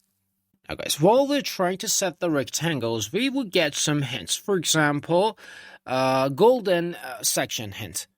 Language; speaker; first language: English; non-native, fluent; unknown